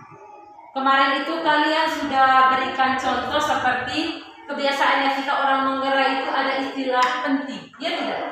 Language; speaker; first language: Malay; non-native, local second language; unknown